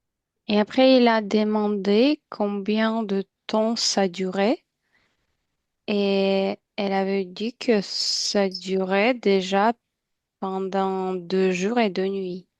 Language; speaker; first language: French; non-native, learner; Ukrainian